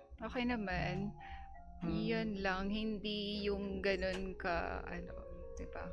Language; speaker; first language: Filipino; non-native, local second language; Pampanga